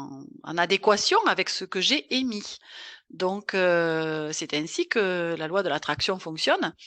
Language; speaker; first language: French; native; French